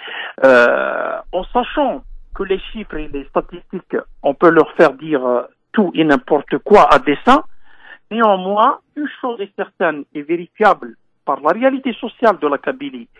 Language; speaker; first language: French; non-native, local second language; Kabyle